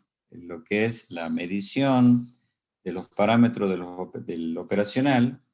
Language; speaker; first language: Spanish; native; Spanish